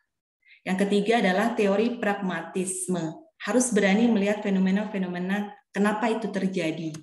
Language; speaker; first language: Indonesian; native; Indonesian